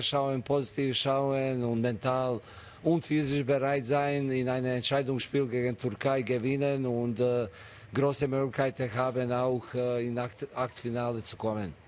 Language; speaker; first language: German; non-native, fluent; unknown